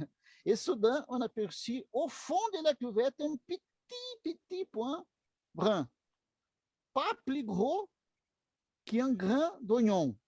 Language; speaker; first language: French; non-native, learner; Portuguese